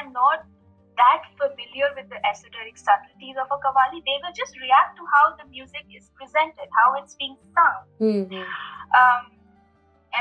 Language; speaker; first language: English; non-native, local second language; Bangla